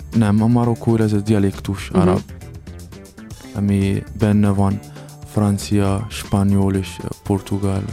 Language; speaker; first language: Hungarian; non-native, learner; Arabic